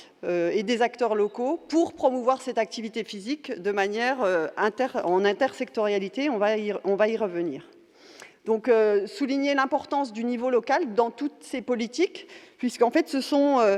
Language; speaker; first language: French; native; French